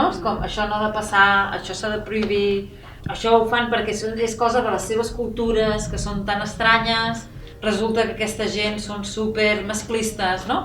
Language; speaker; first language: Catalan; native; Catalan